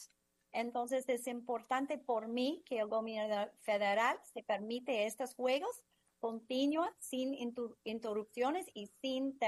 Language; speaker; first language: Spanish; non-native, fluent; English